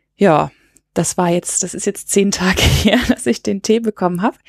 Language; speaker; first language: German; early bilingual, other home language; Cantonese